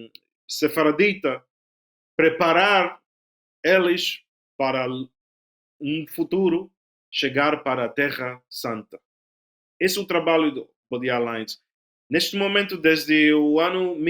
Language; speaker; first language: Portuguese; non-native, fluent; Spanish